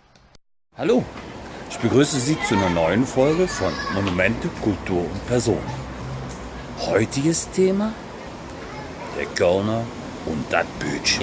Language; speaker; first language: German; native; German